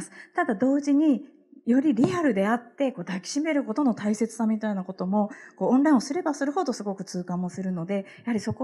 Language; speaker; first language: Japanese; native; Japanese